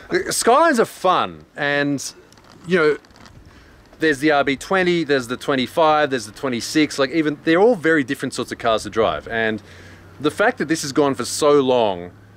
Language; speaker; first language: English; native; English